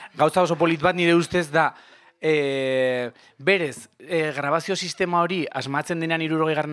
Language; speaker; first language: Basque; non-native, local second language; Spanish